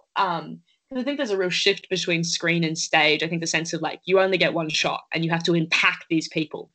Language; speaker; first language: English; native; English